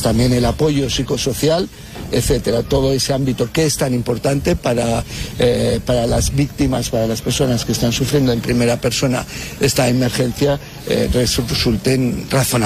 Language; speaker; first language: Spanish; native; Spanish